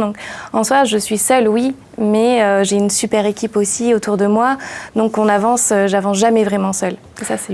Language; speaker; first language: French; native; French